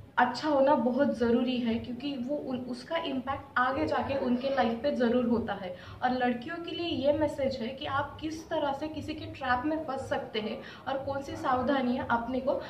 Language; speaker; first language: Hindi; non-native, local second language; Marathi